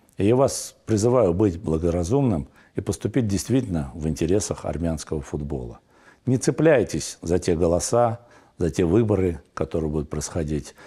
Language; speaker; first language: Russian; non-native, local second language; Armenian